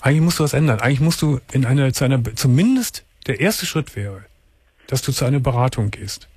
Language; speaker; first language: German; native; German